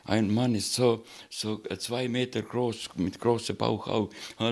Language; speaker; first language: German; non-native, learner; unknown